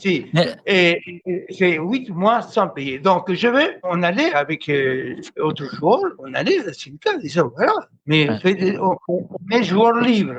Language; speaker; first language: French; non-native, fluent; Spanish